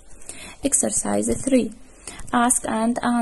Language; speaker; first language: English; non-native, fluent; Arabic